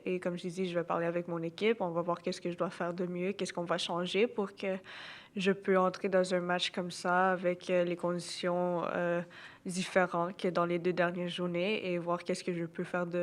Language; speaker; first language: French; non-native, local second language; English